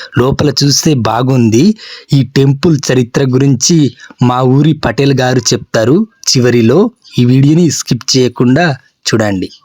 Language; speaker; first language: Telugu; non-native, local second language; Gondi